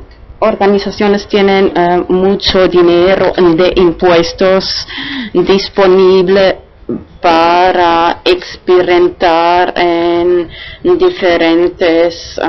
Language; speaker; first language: Spanish; non-native, fluent; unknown